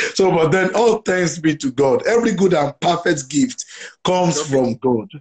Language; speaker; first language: English; non-native, local second language; Yoruba